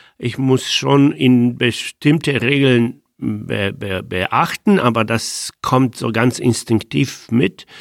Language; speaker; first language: German; non-native, fluent; Polish